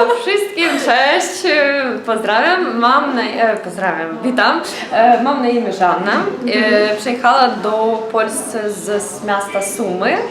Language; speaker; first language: Polish; non-native, learner; Ukrainian